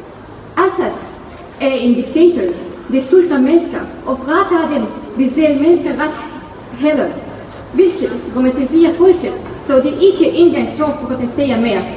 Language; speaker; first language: Danish; non-native, fluent; Arabic